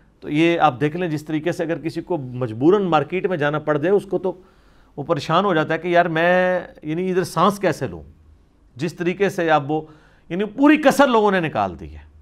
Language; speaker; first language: Urdu; non-native, local second language; Punjabi